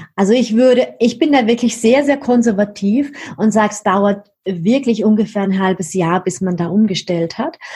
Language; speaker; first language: German; native; German